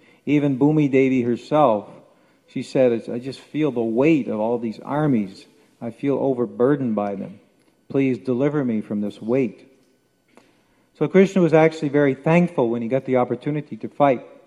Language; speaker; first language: English; native; English